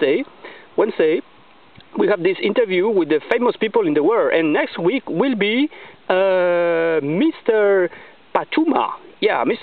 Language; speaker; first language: English; non-native, learner; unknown